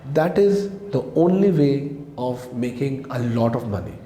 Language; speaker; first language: English; non-native, local second language; Urdu